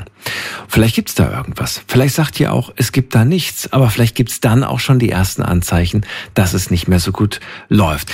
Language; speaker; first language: German; native; German